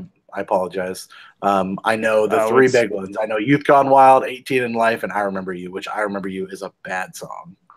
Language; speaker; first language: English; native; English